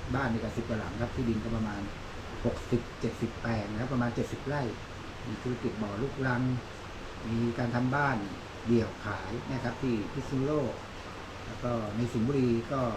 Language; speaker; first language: Thai; native; Thai